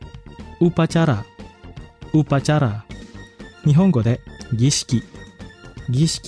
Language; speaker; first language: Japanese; non-native, fluent; Indonesian